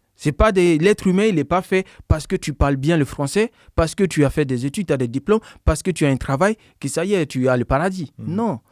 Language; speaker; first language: French; non-native, local second language; Bambara